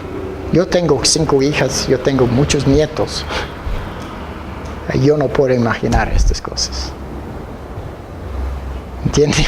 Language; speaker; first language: Spanish; non-native, fluent; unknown